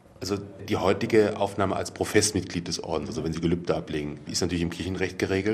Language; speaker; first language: German; native; German